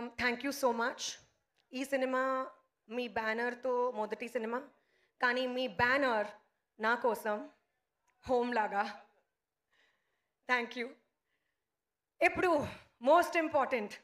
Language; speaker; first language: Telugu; non-native, learner; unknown